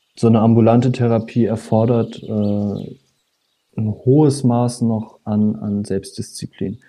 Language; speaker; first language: German; native; German